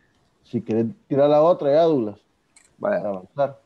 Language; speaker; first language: Spanish; native; Spanish